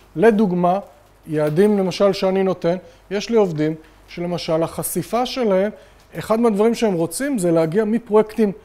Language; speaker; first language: Hebrew; native; Hebrew